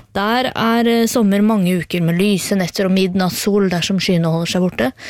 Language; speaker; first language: Norwegian; native; Norwegian